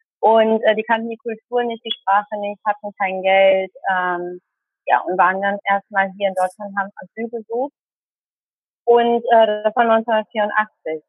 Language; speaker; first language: German; early bilingual, other home language; Tamil